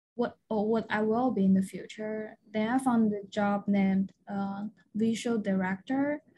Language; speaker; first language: English; non-native, fluent; Chinese